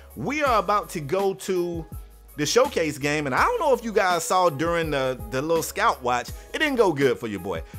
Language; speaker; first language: English; native; English